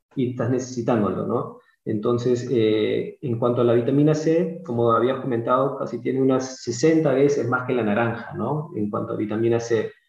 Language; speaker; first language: Spanish; early bilingual, heritage; Spanish